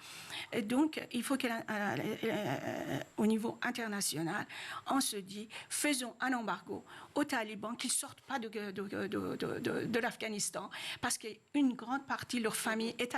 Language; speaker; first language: French; non-native, fluent; Persian